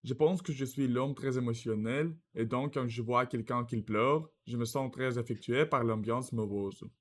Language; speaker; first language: French; non-native, learner; Russian